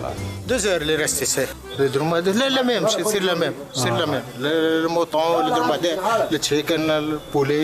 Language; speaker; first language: French; non-native, learner; Arabic